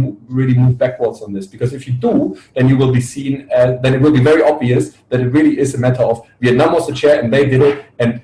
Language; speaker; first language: English; non-native, fluent; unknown